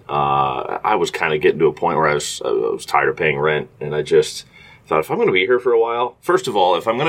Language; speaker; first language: English; native; English